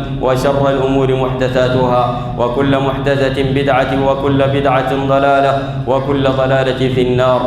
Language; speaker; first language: Arabic; native; Arabic